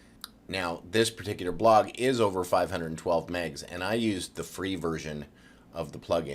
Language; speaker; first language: English; native; English